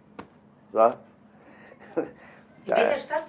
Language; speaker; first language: German; native; German